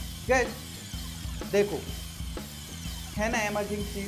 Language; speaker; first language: Hindi; non-native, learner; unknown